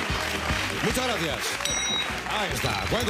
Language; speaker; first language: Spanish; native; Spanish